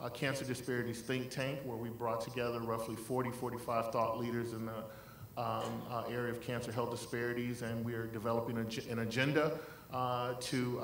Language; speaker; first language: English; native; English